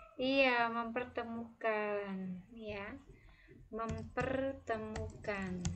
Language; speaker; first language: Indonesian; native; Indonesian